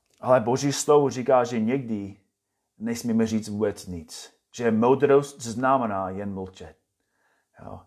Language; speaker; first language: Czech; non-native, fluent; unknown